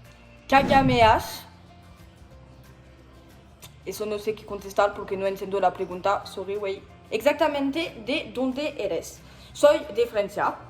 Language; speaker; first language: Spanish; non-native, learner; French